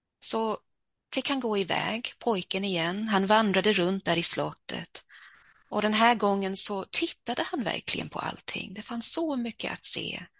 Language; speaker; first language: Swedish; early bilingual, heritage; Swedish